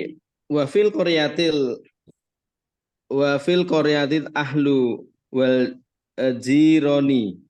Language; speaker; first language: Arabic; non-native, learner; Indonesian